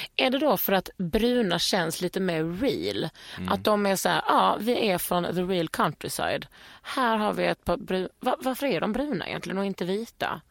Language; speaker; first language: Swedish; native; Swedish